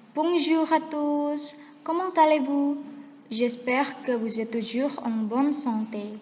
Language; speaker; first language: French; non-native, learner; Indonesian